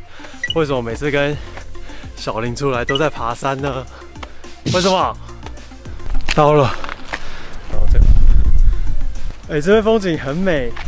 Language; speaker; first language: Chinese; native; Chinese